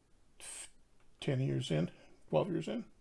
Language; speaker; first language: English; native; English